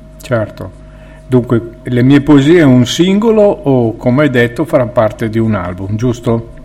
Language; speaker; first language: Italian; native; Italian